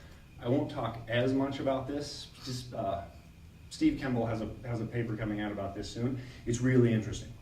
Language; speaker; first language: English; native; English